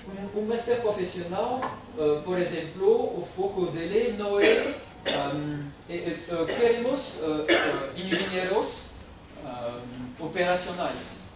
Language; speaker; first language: Portuguese; non-native, fluent; French